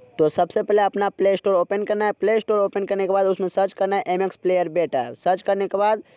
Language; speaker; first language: Hindi; native; Hindi